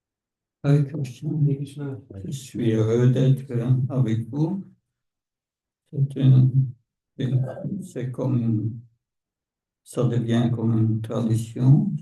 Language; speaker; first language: French; non-native, fluent; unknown